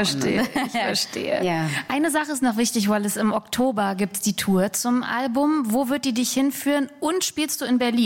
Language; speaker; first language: German; native; German